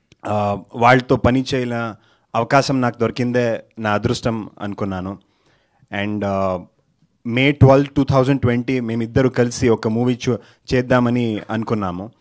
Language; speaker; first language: Telugu; non-native, learner; Kannada